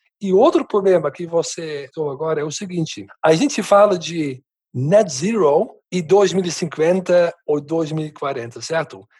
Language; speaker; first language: Portuguese; non-native, fluent; Dutch